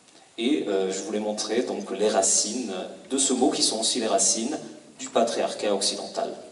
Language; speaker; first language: French; native; French